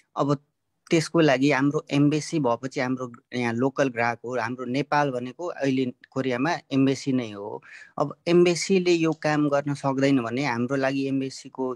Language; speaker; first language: Nepali; native; Nepali